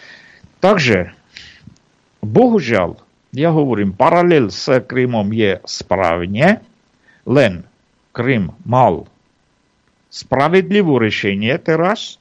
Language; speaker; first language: Slovak; non-native, fluent; Armenian